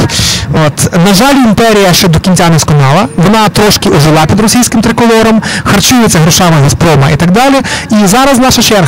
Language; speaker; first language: Ukrainian; native; Ukrainian